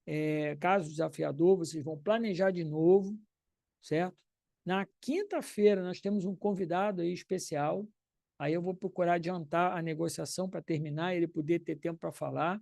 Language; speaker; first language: Portuguese; native; Portuguese